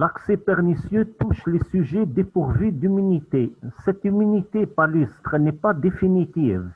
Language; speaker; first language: French; non-native, local second language; Arabic